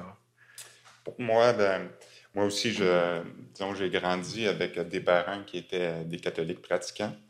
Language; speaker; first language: French; native; French